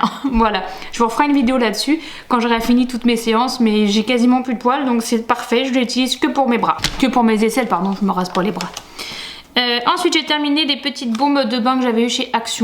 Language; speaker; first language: French; native; French